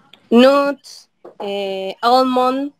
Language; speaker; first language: English; non-native, learner; Spanish